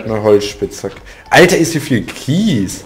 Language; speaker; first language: German; native; German